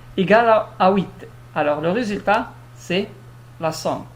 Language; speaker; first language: French; non-native, local second language; Arabic